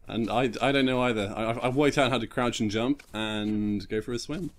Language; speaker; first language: English; native; English